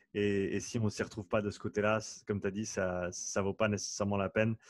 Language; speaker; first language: French; native; French